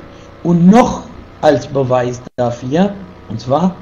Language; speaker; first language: German; non-native, fluent; Arabic